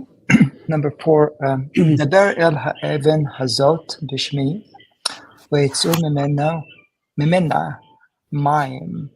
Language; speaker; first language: Hebrew; non-native, learner; English